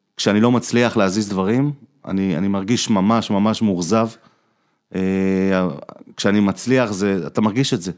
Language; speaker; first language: Hebrew; early bilingual, other home language; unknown